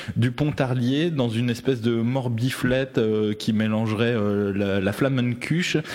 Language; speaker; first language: French; native; French